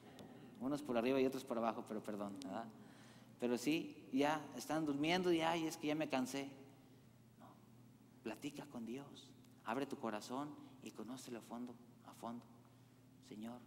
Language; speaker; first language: Spanish; native; Spanish